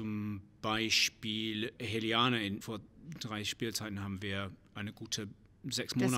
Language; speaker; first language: German; non-native, fluent; English